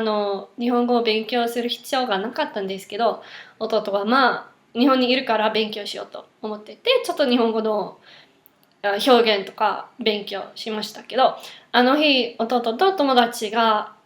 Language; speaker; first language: Japanese; non-native, fluent; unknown